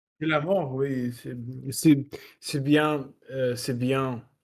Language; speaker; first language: French; non-native, learner; Russian